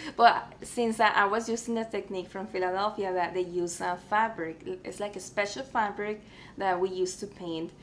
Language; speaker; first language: English; early bilingual, other home language; Spanish